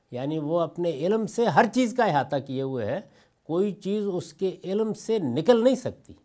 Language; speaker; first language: Urdu; non-native, local second language; Punjabi